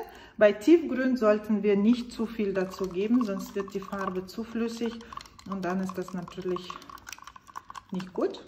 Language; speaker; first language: German; non-native, fluent; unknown